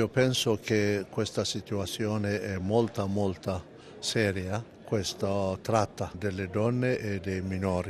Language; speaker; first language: Italian; non-native, fluent; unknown